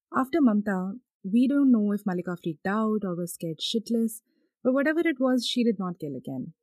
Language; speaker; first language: English; non-native, local second language; Hindi